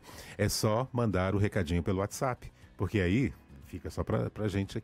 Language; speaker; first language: Portuguese; native; Portuguese